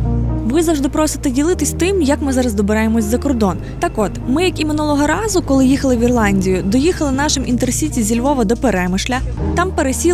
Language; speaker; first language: Ukrainian; native; Ukrainian